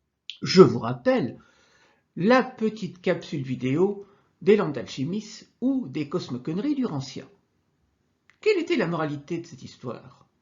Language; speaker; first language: French; native; French